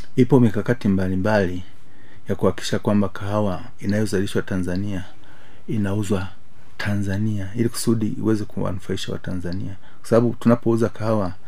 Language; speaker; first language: Swahili; native; Swahili